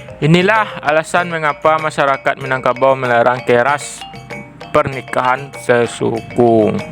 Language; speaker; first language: Malay; non-native, local second language; Minangkabau